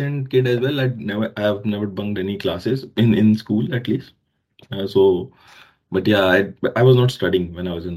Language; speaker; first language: English; non-native, local second language; Hindi